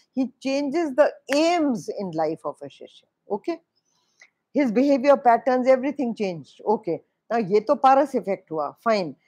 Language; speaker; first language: English; non-native, local second language; Hindi